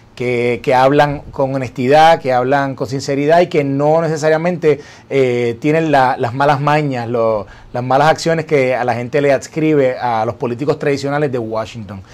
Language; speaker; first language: Spanish; native; Spanish